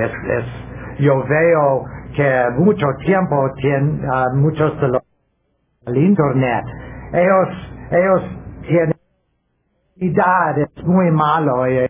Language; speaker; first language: Spanish; non-native, learner; English